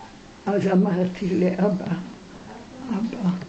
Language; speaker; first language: Hebrew; non-native, fluent; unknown